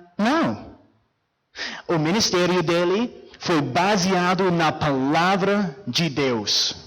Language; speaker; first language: Portuguese; non-native, fluent; English